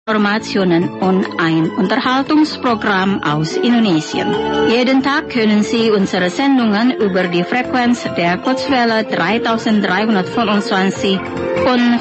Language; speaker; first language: German; non-native, fluent; Indonesian